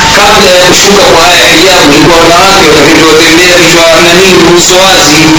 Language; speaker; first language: Swahili; native; Swahili